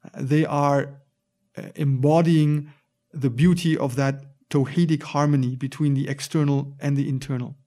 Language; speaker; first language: English; native; English